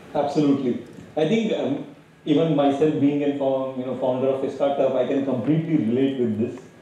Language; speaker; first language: English; non-native, local second language; Marathi